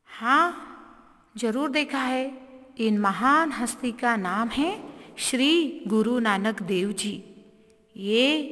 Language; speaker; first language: Hindi; non-native, local second language; Marathi